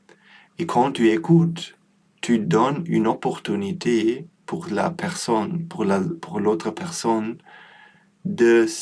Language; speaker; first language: French; non-native, learner; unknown